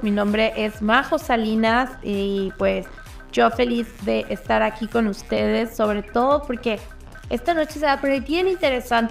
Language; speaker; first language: Spanish; native; Spanish